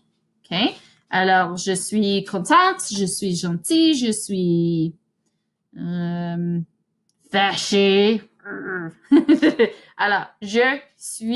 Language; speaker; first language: French; non-native, fluent; English